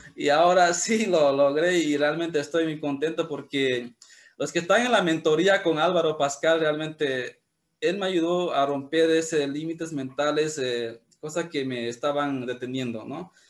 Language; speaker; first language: Spanish; native; Spanish